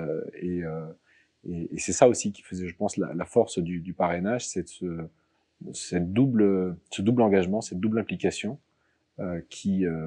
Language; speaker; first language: French; native; French